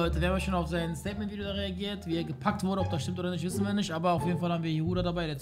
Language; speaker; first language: German; native; German